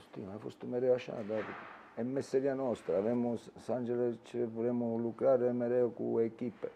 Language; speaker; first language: Romanian; non-native, learner; Italian